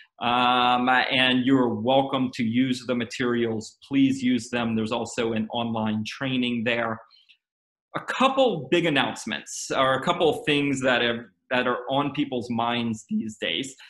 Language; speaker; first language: English; native; English